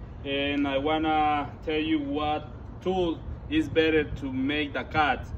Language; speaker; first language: English; non-native, learner; Spanish